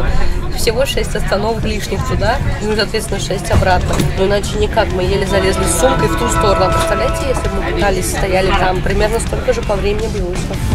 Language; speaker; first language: Russian; native; Russian